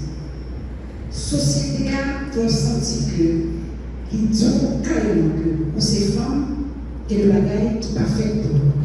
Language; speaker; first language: French; non-native, local second language; Haitian Creole